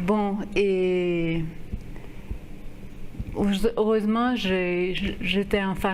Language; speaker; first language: French; non-native, local second language; Haitian Creole